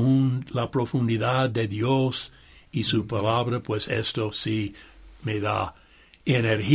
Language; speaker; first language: Spanish; non-native, fluent; English